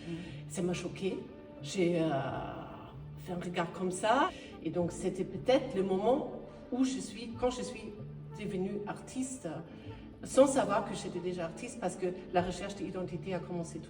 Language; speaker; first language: French; non-native, fluent; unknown